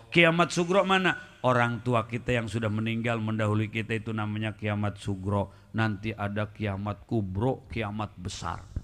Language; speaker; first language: Indonesian; non-native, local second language; Sundanese